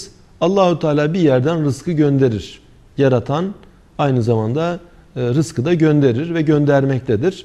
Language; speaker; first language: Turkish; native; Turkish